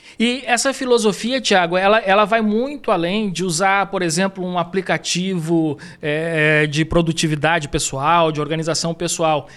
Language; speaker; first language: Portuguese; native; Portuguese